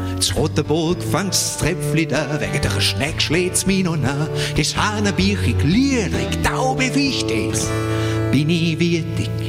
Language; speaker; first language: German; native; German